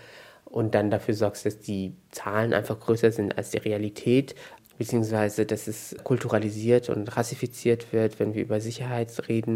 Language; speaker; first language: German; native; German